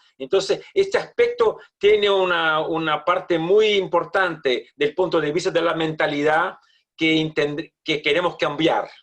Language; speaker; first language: Spanish; non-native, fluent; Portuguese